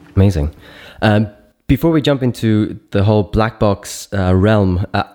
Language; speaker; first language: English; non-native, fluent; Greek